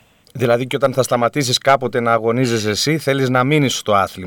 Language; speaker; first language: Greek; native; Greek